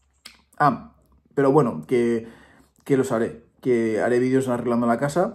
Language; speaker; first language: Spanish; native; Spanish